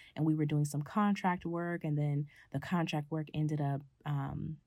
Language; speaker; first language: English; native; English